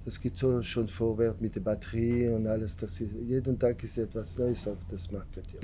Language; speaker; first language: German; non-native, learner; French